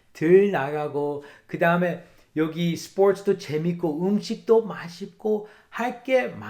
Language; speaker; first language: Korean; early bilingual, heritage; English